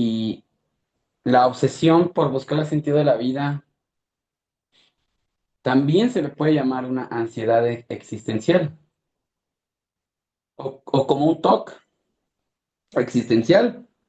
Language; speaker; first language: Spanish; native; Spanish